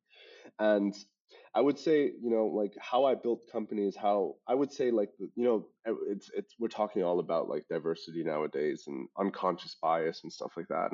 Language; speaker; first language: English; non-native, local second language; German